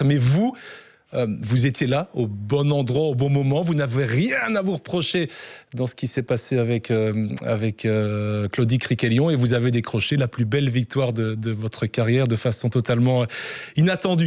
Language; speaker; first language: French; native; French